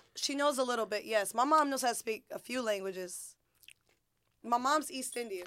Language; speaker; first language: English; native; English